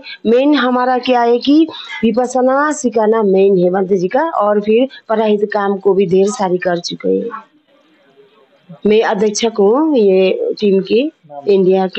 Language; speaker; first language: Hindi; non-native, fluent; Burmese